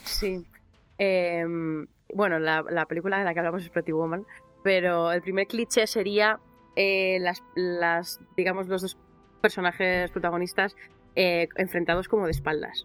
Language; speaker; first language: Spanish; native; Spanish